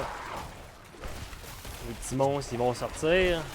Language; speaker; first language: French; native; French